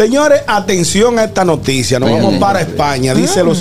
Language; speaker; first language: Spanish; native; Spanish